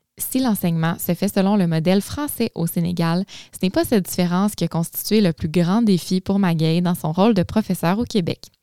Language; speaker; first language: French; native; French